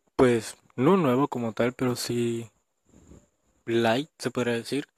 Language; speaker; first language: Spanish; native; Spanish